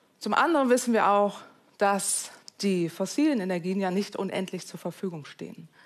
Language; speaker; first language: German; native; German